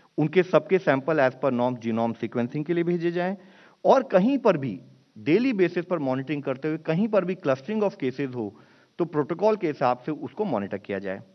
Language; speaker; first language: Hindi; native; Hindi